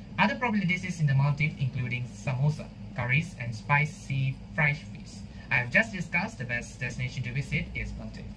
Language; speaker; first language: English; non-native, local second language; Tamil